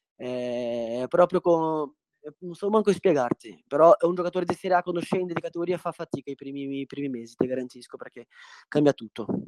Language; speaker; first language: Italian; non-native, fluent; Portuguese